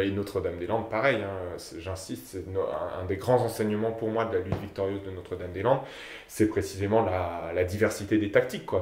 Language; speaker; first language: French; native; French